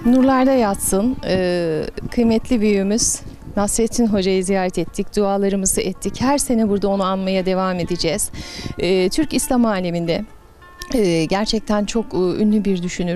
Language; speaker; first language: Turkish; native; Turkish